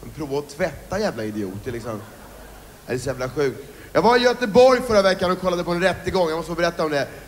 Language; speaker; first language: Swedish; native; Swedish